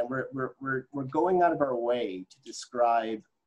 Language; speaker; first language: English; native; English